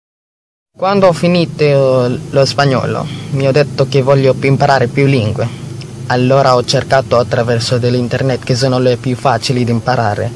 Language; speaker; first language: Italian; non-native, learner; Filipino